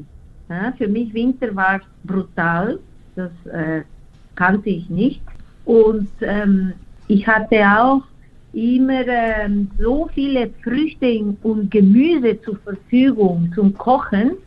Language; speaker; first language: German; non-native, fluent; Spanish